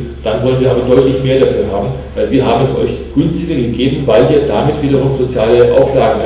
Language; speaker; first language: German; native; German